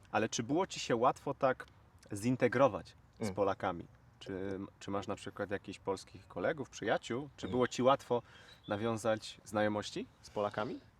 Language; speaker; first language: Polish; native; Polish